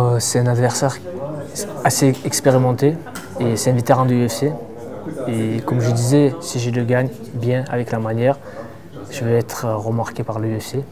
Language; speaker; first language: French; non-native, fluent; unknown